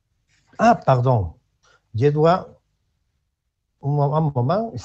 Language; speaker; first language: French; non-native, learner; Spanish